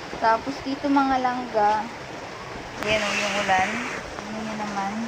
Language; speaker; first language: Filipino; non-native, local second language; Waray